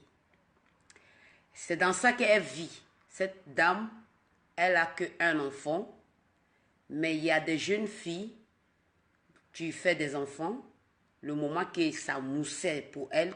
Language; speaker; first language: French; non-native, local second language; Dyula